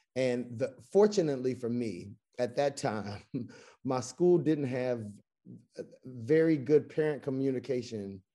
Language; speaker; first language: English; native; English